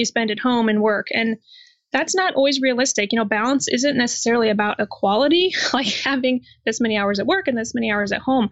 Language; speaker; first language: English; native; English